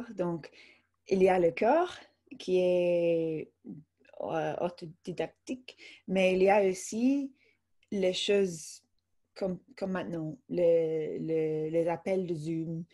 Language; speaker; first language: French; non-native, fluent; English